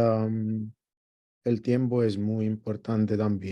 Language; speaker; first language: Spanish; non-native, learner; Greek